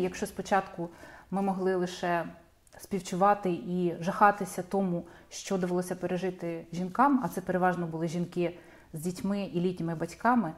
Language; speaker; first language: Ukrainian; native; Ukrainian